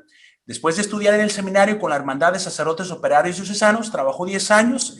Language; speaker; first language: Spanish; native; Spanish